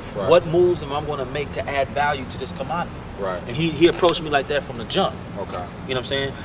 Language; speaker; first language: English; native; English